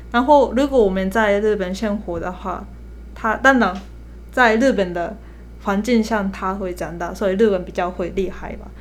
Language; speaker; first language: Chinese; non-native, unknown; Japanese